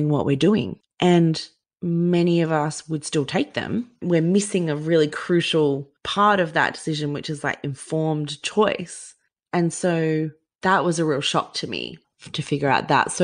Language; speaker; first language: English; native; English